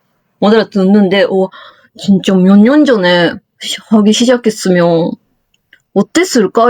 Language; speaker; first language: Korean; non-native, fluent; Japanese